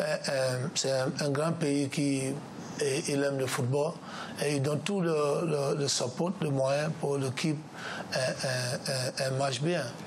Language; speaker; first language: French; non-native, learner; English